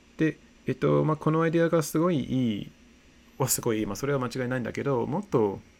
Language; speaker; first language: Japanese; non-native, fluent; English